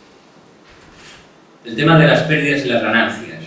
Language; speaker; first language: Spanish; non-native, local second language; Catalan